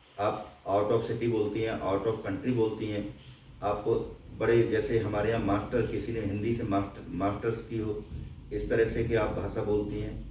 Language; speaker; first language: Hindi; native; Hindi